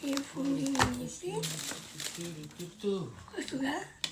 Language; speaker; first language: Italian; early bilingual, other home language; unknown